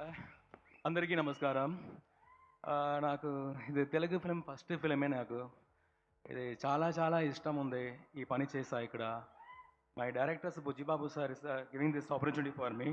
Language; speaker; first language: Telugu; non-native, learner; Tamil